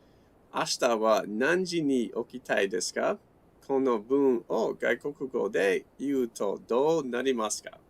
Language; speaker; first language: Japanese; non-native, learner; English